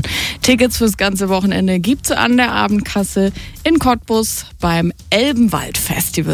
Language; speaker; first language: German; native; German